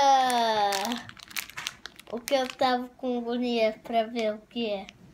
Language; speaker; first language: Portuguese; early bilingual, heritage; Portuguese